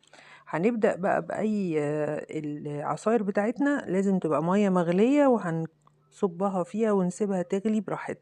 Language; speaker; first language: Arabic; native; Arabic